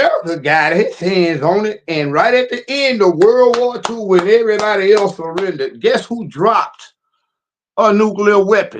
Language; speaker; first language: English; native; English